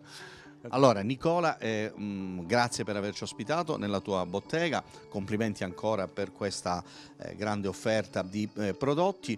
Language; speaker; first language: Italian; native; Italian